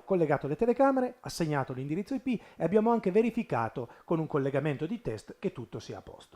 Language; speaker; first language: Italian; native; Italian